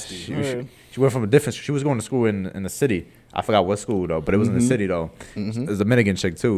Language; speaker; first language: English; native; English